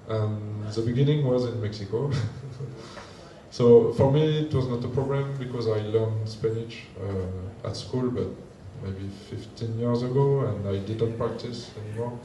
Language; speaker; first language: English; non-native, learner; French